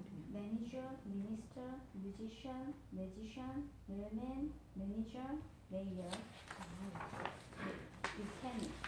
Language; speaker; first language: English; non-native, learner; Korean